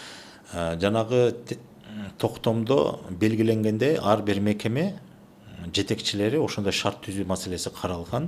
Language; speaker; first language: Kyrgyz; native; Kyrgyz